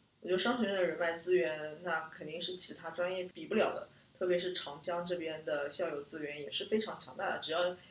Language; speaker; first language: Chinese; native; Chinese